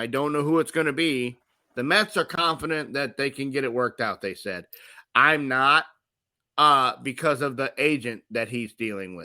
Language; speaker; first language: English; native; English